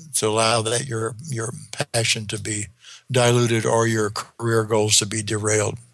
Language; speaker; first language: English; native; English